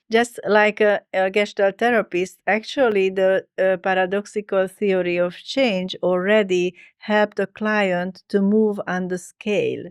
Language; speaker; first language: English; non-native, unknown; Hungarian